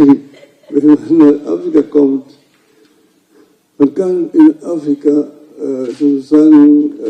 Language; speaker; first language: German; non-native, fluent; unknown